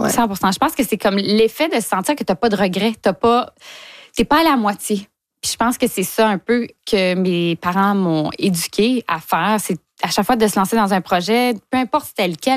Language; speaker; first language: French; native; French